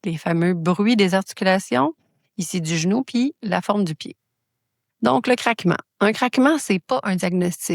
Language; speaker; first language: French; native; French